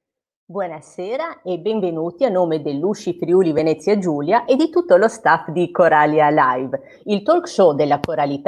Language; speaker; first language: Italian; native; Italian